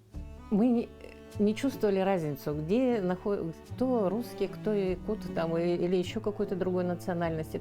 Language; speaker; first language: Russian; non-native, local second language; Yakut